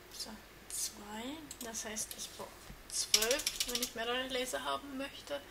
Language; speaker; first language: German; native; German